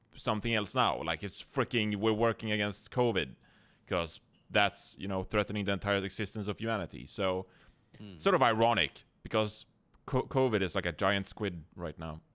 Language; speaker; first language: English; non-native, fluent; Swedish